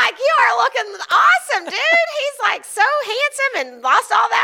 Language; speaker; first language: English; native; English